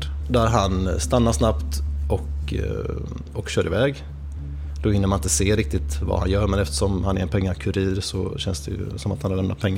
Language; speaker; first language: Swedish; native; Swedish